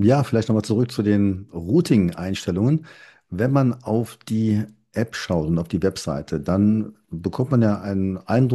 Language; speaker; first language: German; native; German